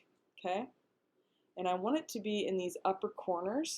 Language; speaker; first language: English; native; English